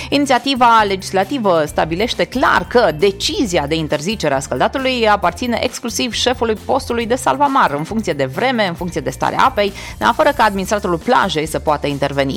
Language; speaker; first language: Romanian; native; Romanian